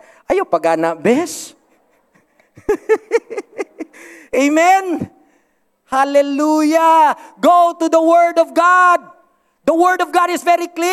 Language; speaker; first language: English; non-native, local second language; Cebuano